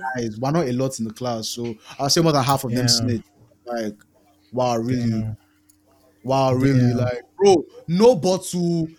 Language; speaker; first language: English; non-native, local second language; Yoruba